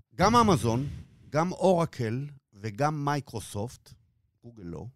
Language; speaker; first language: Hebrew; native; Hebrew